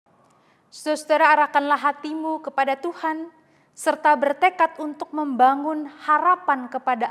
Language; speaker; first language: Indonesian; native; Indonesian